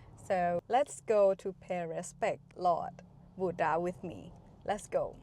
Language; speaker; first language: English; non-native, learner; Thai